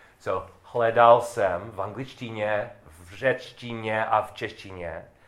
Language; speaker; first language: Czech; non-native, learner; English